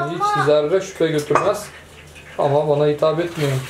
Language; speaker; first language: Turkish; native; Turkish